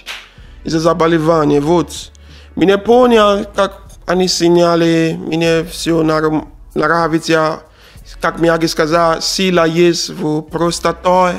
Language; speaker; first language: Russian; non-native, learner; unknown